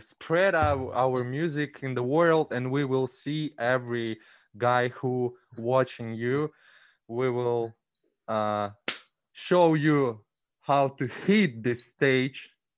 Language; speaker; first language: English; non-native, learner; Russian